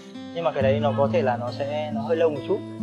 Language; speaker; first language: Vietnamese; native; Vietnamese